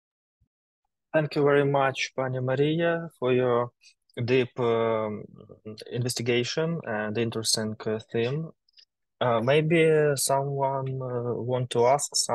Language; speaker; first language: English; non-native, learner; Ukrainian